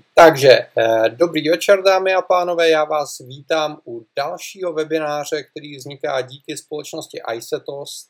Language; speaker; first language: Czech; native; Czech